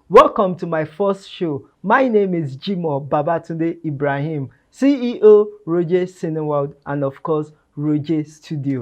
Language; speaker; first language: English; non-native, local second language; Yoruba